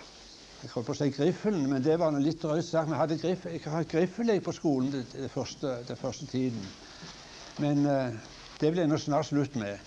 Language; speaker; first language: Norwegian; native; Norwegian